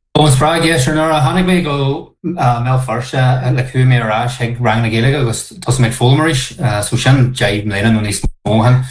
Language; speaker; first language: Irish; non-native, local second language; English